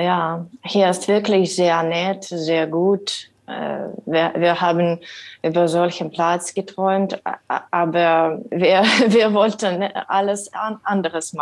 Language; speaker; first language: German; non-native, learner; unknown